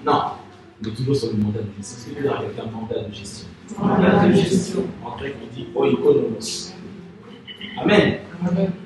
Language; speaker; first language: French; non-native, local second language; Lingala